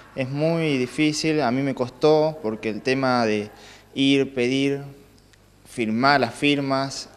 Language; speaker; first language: Spanish; native; Spanish